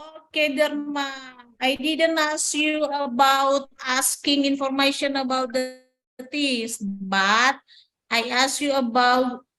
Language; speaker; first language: English; non-native, learner; Indonesian